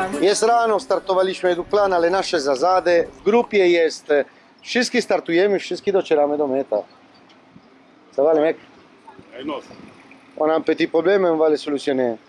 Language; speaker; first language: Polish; non-native, learner; Italian